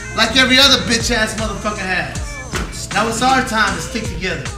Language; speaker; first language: English; native; English